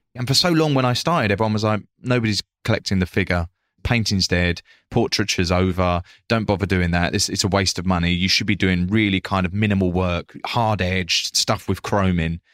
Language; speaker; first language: English; native; English